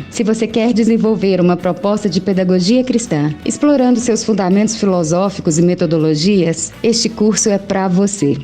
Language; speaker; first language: Portuguese; native; Portuguese